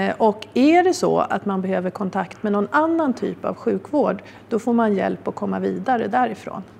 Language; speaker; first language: Swedish; native; Swedish